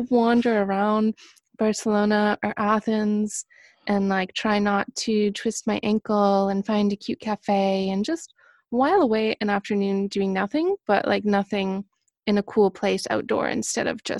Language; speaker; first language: English; native; English